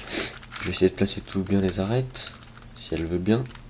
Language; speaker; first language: French; native; French